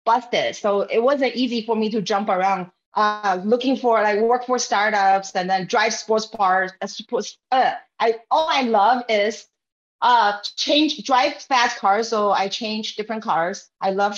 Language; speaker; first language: English; non-native, fluent; Chinese